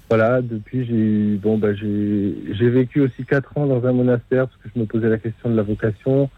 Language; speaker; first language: French; native; French